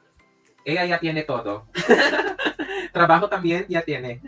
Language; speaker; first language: Spanish; non-native, fluent; Filipino